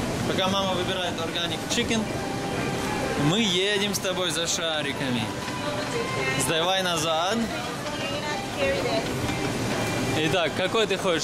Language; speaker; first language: Russian; native; Russian